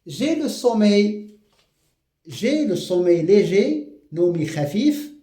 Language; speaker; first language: French; non-native, local second language; Arabic